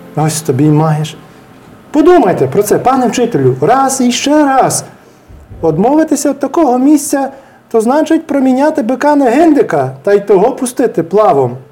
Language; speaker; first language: Ukrainian; native; Ukrainian